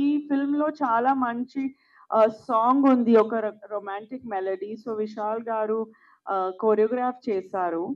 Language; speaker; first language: Telugu; non-native, local second language; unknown